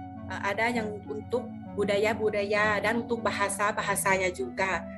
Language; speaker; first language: Indonesian; non-native, fluent; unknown